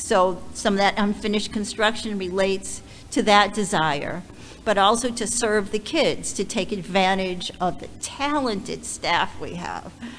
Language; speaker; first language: English; native; English